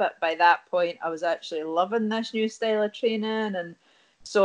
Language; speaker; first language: English; native; English